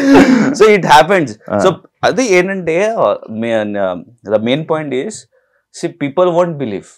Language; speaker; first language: Telugu; non-native, learner; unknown